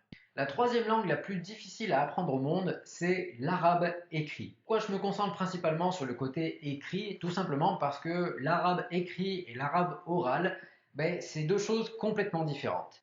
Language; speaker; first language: French; native; French